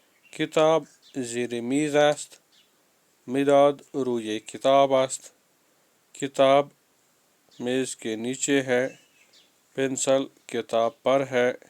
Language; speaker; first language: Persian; non-native, fluent; Urdu